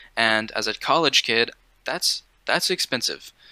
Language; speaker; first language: English; native; English